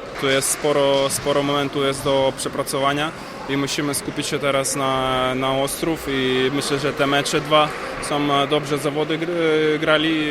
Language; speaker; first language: Polish; non-native, learner; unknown